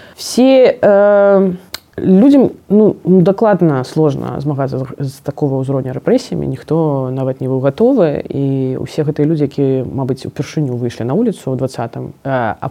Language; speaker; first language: Belarusian; non-native, local second language; Russian